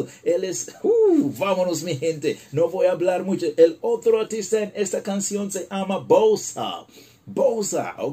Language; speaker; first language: Spanish; non-native, learner; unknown